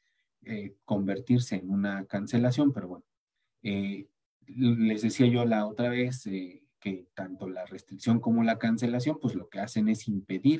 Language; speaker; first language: Spanish; native; Spanish